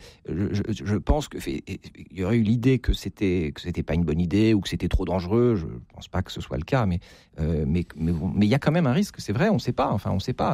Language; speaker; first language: French; native; French